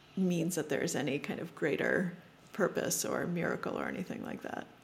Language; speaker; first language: English; early bilingual, other home language; Russian